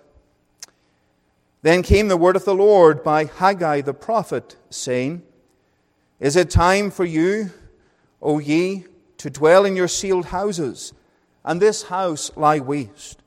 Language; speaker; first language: English; native; English